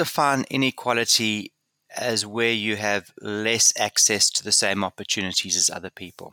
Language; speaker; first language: English; native; English